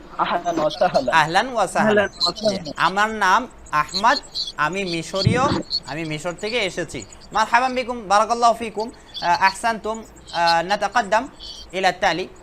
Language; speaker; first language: Arabic; non-native, fluent; Bangla